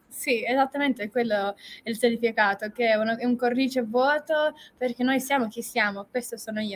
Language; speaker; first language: Italian; non-native, fluent; English